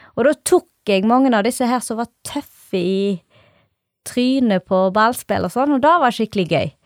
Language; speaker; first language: Norwegian; native; Norwegian